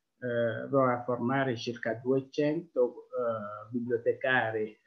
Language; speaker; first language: Italian; non-native, fluent; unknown